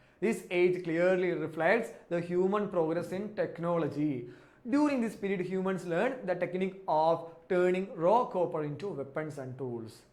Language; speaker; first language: English; non-native, local second language; Malayalam